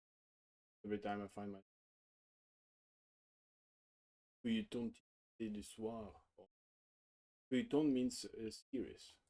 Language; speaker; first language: French; non-native, learner; Russian